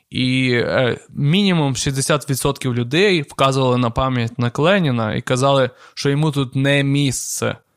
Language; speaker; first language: Ukrainian; non-native, local second language; Russian